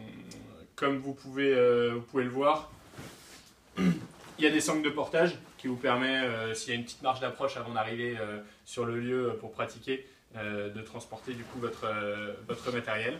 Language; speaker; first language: French; native; French